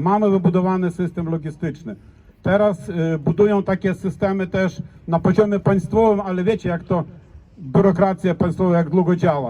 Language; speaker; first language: Polish; non-native, fluent; Ukrainian